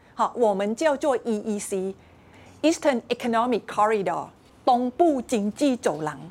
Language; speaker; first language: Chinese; non-native, fluent; Thai